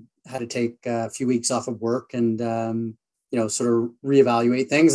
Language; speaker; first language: English; native; English